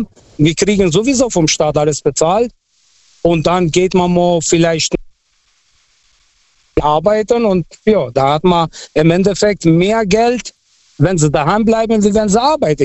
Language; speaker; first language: German; non-native, fluent; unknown